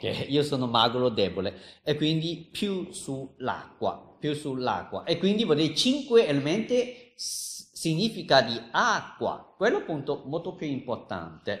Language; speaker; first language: Italian; non-native, learner; Chinese